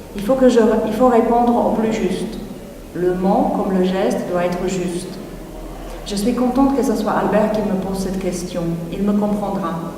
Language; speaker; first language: French; non-native, fluent; Czech